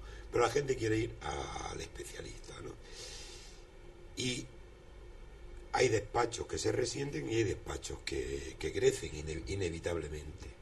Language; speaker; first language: Spanish; native; Spanish